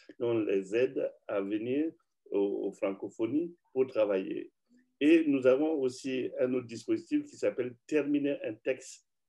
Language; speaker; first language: French; non-native, local second language; Bambara